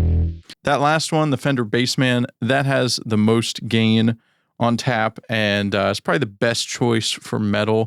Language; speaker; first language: English; native; English